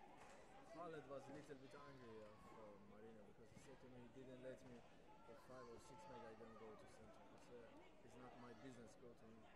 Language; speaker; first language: English; non-native, learner; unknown